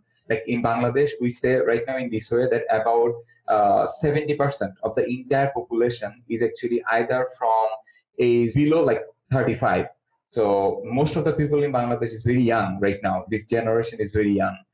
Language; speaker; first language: English; non-native, local second language; Bangla